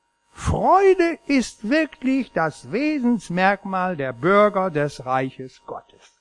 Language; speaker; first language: German; native; German